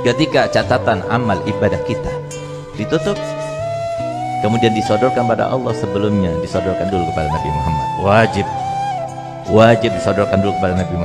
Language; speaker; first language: Indonesian; native; Indonesian